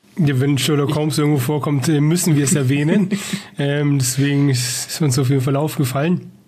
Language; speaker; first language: German; native; German